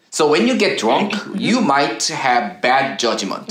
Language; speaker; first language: English; non-native, fluent; Korean